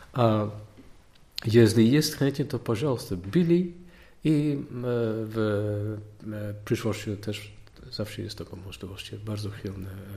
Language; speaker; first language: Polish; non-native, learner; Dutch